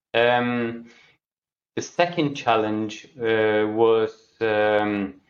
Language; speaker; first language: English; non-native, fluent; Norwegian